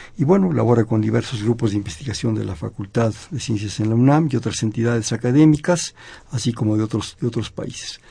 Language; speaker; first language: Spanish; native; Spanish